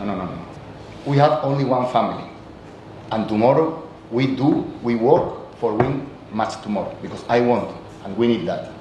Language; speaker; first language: English; non-native, learner; Spanish